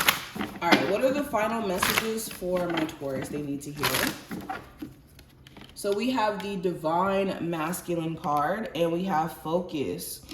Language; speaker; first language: English; native; English